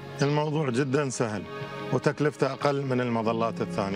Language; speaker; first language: Arabic; native; Arabic